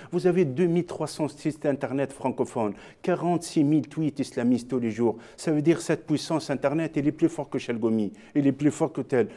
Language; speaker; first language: French; non-native, local second language; Arabic